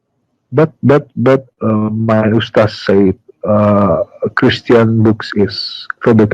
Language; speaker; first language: English; non-native, learner; Indonesian